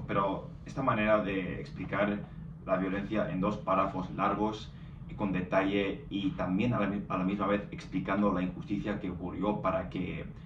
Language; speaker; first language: Spanish; non-native, fluent; English